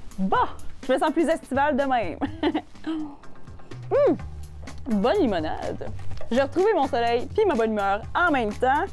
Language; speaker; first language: French; native; French